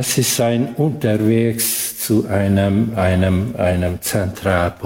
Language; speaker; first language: German; non-native, local second language; Hungarian